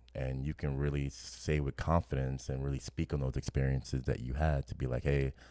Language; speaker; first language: English; native; English